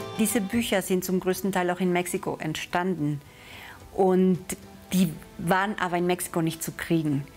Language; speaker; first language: German; non-native, fluent; Spanish